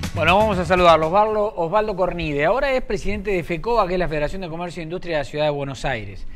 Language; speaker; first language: Spanish; native; Spanish